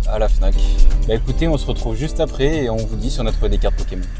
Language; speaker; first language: French; native; French